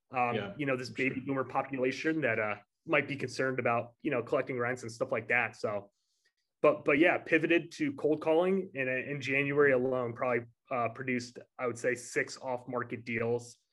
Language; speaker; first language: English; native; English